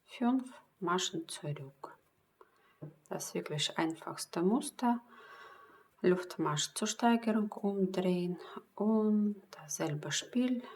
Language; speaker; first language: German; non-native, fluent; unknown